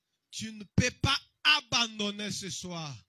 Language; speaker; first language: French; non-native, local second language; Lingala